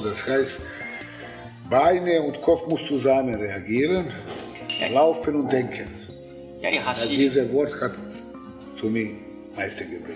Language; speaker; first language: German; non-native, learner; Serbian